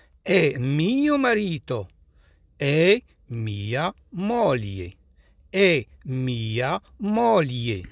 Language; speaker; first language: Italian; non-native, fluent; Arabic